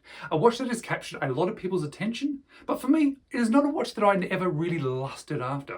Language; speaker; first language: English; native; English